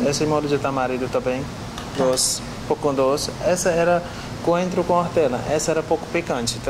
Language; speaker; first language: Portuguese; non-native, learner; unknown